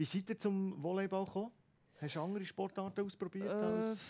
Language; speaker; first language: German; native; German